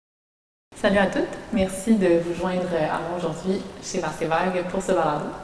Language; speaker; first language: French; native; French